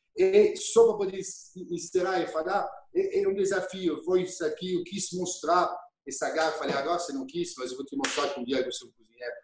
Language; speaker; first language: Portuguese; non-native, fluent; French